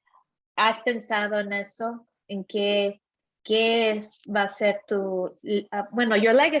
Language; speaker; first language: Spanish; early bilingual, heritage; Spanish